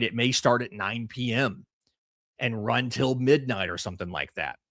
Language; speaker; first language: English; native; English